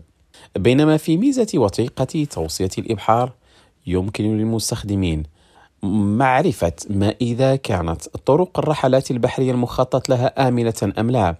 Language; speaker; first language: Arabic; non-native, fluent; Indonesian